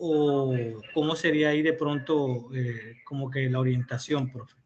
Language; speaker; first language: Spanish; native; Spanish